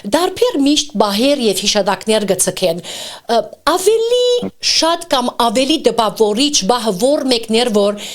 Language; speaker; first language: Armenian; early bilingual, heritage; Armenian